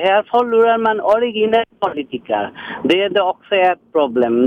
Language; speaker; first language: Swedish; non-native, fluent; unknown